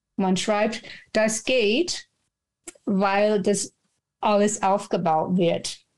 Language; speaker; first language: German; non-native, fluent; English